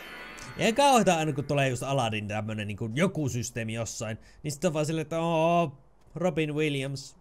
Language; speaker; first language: Finnish; native; Finnish